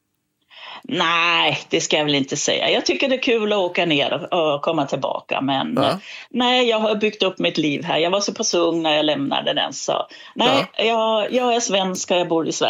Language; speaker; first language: Swedish; native; Swedish